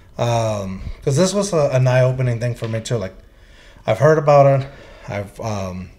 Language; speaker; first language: English; early bilingual, heritage; Spanish